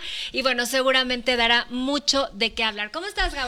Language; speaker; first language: Spanish; native; Spanish